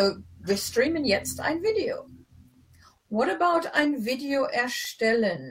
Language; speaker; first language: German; non-native, fluent; English